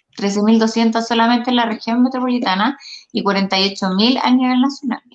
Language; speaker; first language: Spanish; native; Spanish